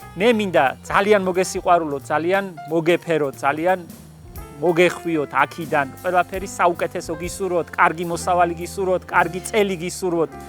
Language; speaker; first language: Georgian; native; Georgian